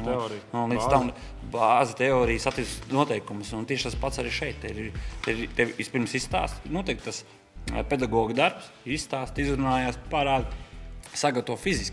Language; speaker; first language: Latvian; native; Latvian